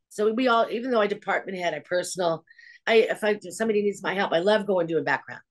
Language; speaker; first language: English; native; English